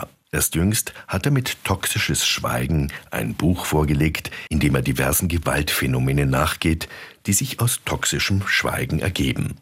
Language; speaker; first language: German; native; German